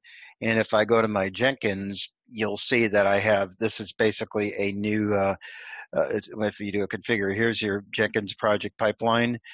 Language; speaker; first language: English; native; English